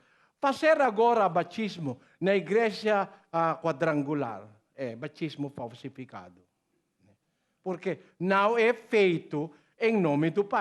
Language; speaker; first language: Portuguese; non-native, learner; Filipino